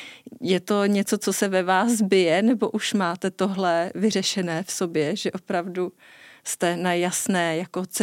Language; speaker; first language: Czech; native; Czech